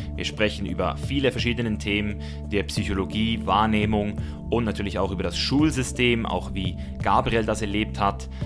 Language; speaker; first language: German; early bilingual, other home language; Azerbaijani